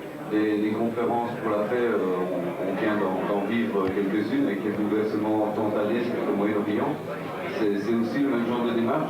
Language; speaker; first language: French; native; French